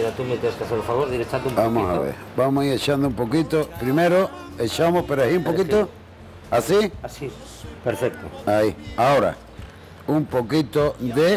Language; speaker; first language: Spanish; native; Spanish